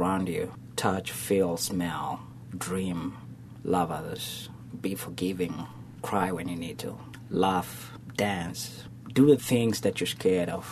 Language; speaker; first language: English; non-native, local second language; Kikuyu